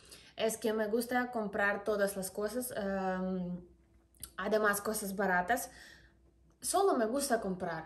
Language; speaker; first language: Spanish; non-native, learner; Ukrainian